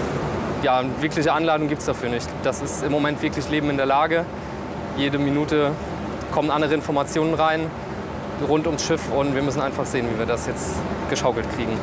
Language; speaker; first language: German; native; German